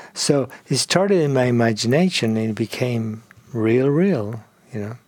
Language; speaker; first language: English; non-native, fluent; Spanish